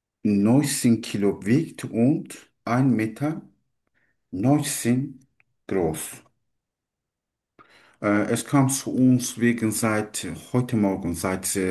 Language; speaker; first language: German; non-native, learner; Turkish